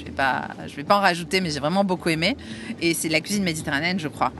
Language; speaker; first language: French; native; French